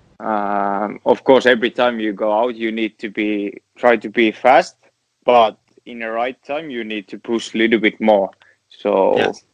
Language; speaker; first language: English; non-native, learner; Finnish